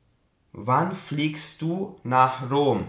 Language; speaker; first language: German; non-native, fluent; Albanian